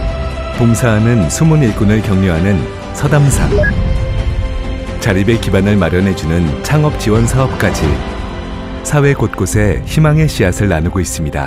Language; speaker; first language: Korean; native; Korean